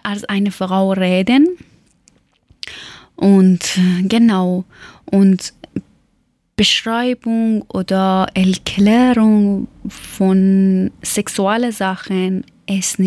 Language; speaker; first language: German; non-native, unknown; Persian